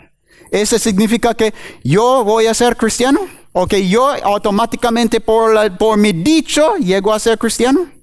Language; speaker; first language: Spanish; non-native, fluent; English